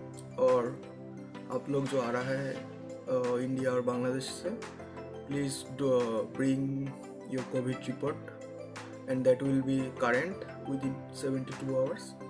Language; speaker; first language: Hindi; non-native, local second language; Bangla